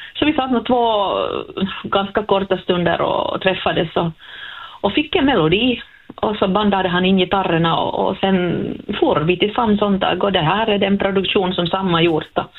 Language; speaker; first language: Swedish; native; Swedish